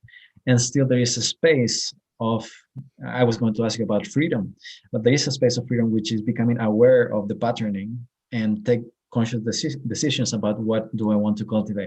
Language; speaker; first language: English; non-native, fluent; Spanish